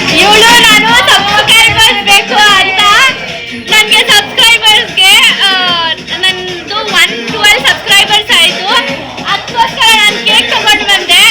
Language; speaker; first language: Kannada; non-native, local second language; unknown